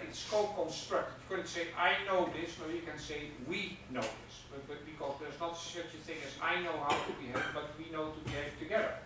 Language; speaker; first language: English; non-native, fluent; Dutch